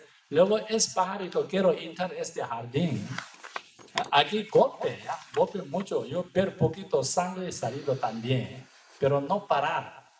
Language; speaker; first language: Spanish; non-native, learner; Tibetan